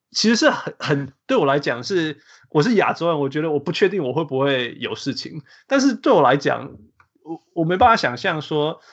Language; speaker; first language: Chinese; early bilingual, heritage; Chinese